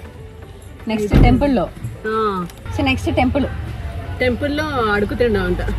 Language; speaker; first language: Telugu; non-native, local second language; Malayalam